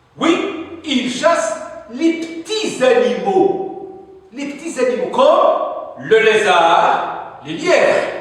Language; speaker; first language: French; non-native, local second language; Arabic